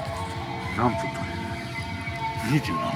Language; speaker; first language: Japanese; native; Japanese